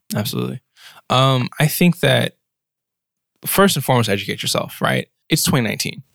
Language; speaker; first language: English; native; English